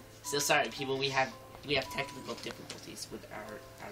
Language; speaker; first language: English; native; English